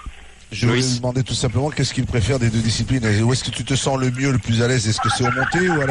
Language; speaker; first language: French; native; French